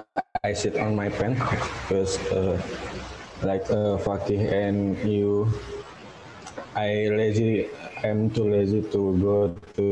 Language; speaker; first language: English; non-native, learner; Indonesian